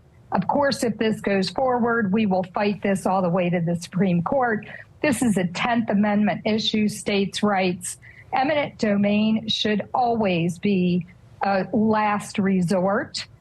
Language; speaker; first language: English; native; English